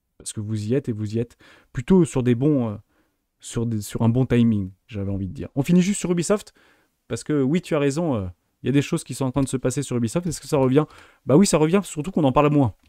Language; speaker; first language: French; native; French